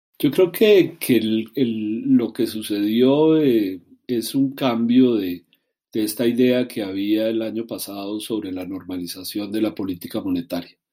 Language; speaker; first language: Spanish; native; Spanish